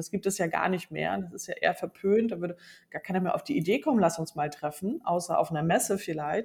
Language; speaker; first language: German; native; German